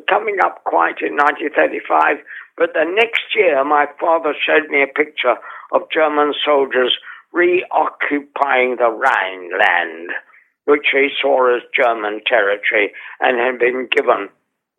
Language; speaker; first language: English; native; English